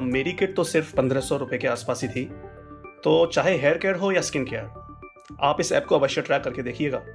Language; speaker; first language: Hindi; native; Hindi